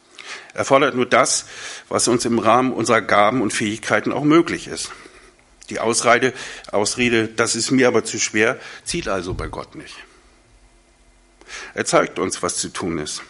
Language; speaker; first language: German; native; German